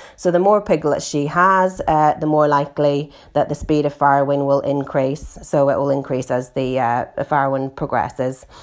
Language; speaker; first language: English; native; English